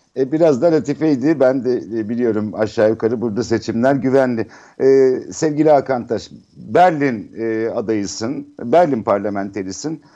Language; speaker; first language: Turkish; native; Turkish